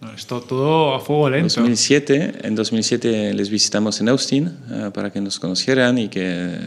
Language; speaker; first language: Spanish; non-native, fluent; French